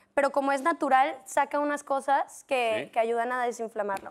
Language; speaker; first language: Spanish; native; Spanish